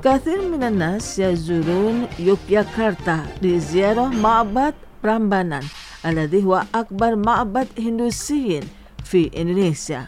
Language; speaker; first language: Arabic; non-native, fluent; Indonesian